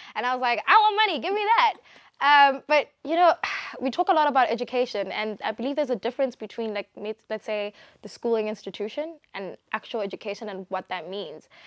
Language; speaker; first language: English; non-native, local second language; Tswana